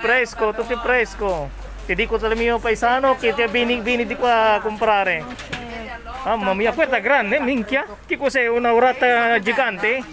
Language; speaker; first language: Italian; non-native, learner; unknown